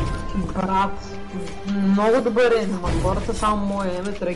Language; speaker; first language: Bulgarian; native; Bulgarian